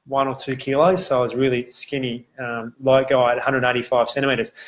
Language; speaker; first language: English; native; English